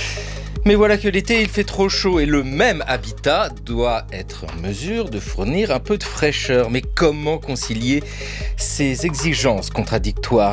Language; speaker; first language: French; native; French